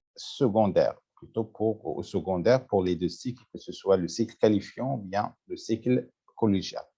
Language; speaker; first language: French; non-native, local second language; Arabic